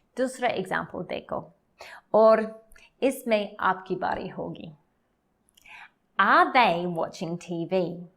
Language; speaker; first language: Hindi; non-native, learner; English